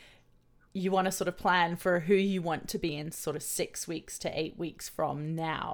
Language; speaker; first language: English; native; English